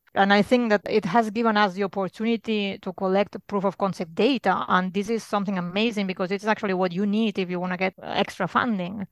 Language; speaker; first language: English; non-native, fluent; Catalan